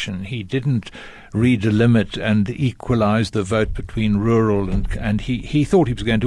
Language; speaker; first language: English; native; English